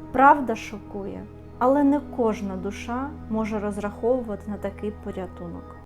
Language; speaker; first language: Ukrainian; native; Ukrainian